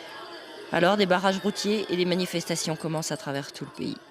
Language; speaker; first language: French; native; French